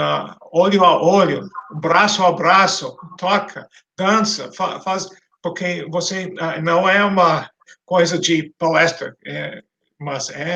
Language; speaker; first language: Portuguese; non-native, fluent; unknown